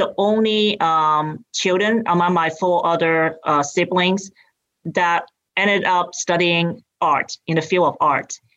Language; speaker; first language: English; native; English